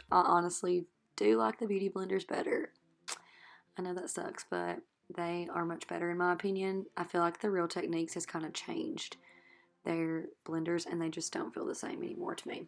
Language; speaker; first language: English; native; English